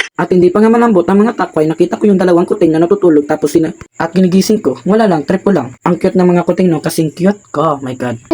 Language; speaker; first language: Filipino; non-native, local second language; Hiligaynon